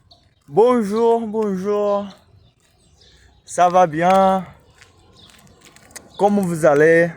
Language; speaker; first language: French; non-native, learner; Portuguese